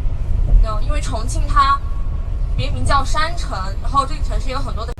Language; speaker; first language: Chinese; native; Chinese